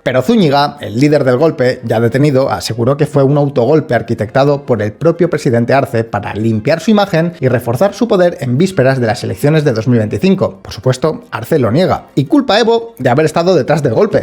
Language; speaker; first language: Spanish; native; Spanish